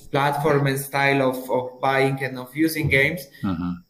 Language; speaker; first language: English; non-native, fluent; Polish